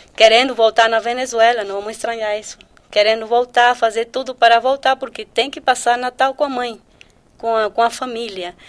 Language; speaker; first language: Portuguese; early bilingual, heritage; Portuguese